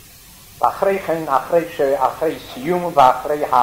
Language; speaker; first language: Hebrew; non-native, fluent; Yiddish